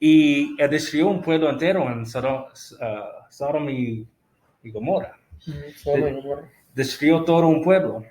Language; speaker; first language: Spanish; non-native, fluent; English